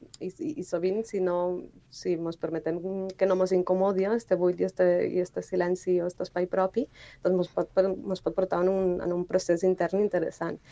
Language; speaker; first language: Catalan; native; Catalan